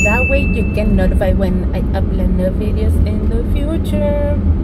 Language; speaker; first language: English; early bilingual, other home language; Spanish